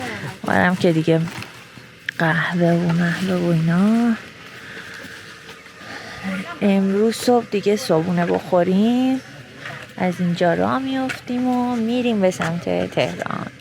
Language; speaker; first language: Persian; native; Persian